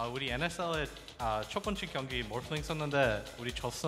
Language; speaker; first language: Korean; non-native, learner; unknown